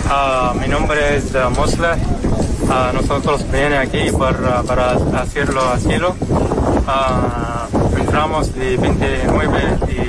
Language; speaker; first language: Spanish; non-native, learner; Arabic